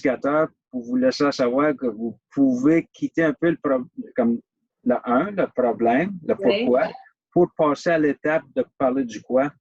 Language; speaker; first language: French; native; French